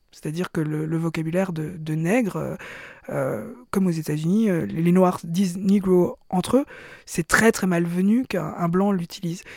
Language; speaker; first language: French; native; French